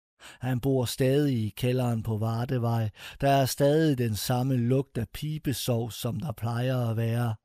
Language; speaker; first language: Danish; native; Danish